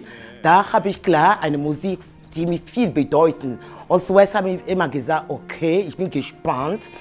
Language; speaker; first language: German; non-native, fluent; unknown